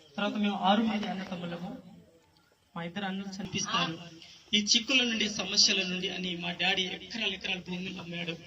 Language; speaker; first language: Telugu; non-native, local second language; Lambadi